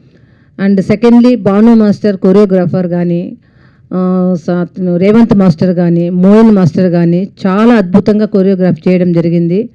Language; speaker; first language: Telugu; native; Telugu